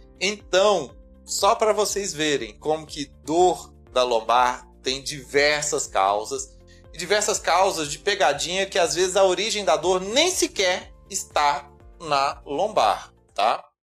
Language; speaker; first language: Portuguese; native; Portuguese